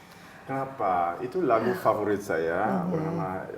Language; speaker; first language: Indonesian; early bilingual, heritage; German